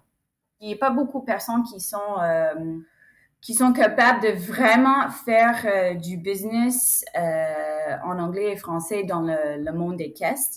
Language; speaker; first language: French; non-native, fluent; English